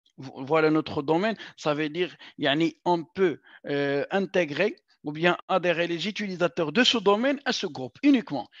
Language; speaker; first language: French; non-native, local second language; Arabic